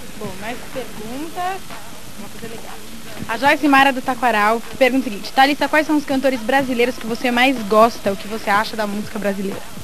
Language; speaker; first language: Portuguese; native; Portuguese